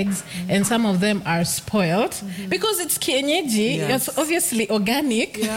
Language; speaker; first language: English; non-native, local second language; Kikuyu